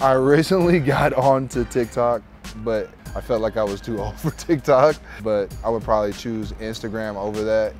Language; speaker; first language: English; native; English